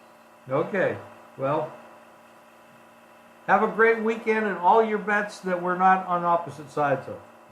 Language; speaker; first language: English; native; English